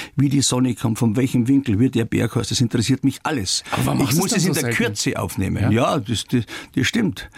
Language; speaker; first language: German; native; German